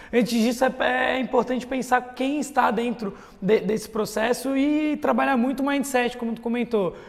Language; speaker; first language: Portuguese; native; Portuguese